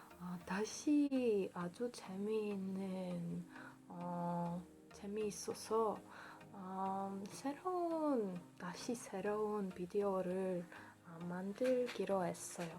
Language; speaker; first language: Korean; non-native, learner; Polish